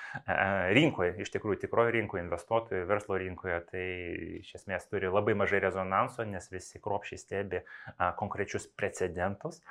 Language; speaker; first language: Lithuanian; non-native, local second language; Russian